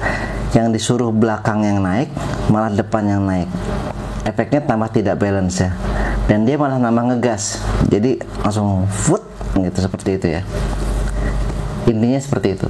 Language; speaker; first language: Indonesian; native; Indonesian